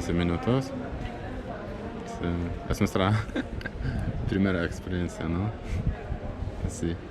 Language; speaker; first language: Spanish; non-native, learner; Polish